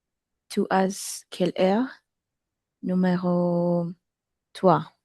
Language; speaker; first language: French; non-native, learner; Spanish